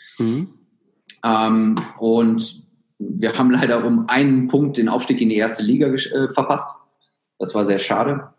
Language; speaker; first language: German; native; German